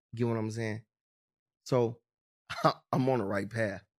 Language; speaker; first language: English; native; English